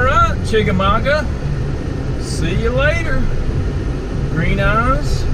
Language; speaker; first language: English; native; English